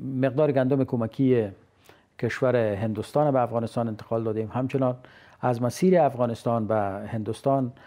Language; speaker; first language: Persian; native; Persian